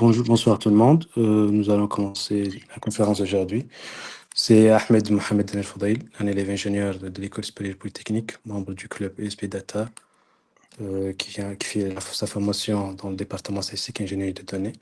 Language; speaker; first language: French; non-native, local second language; Arabic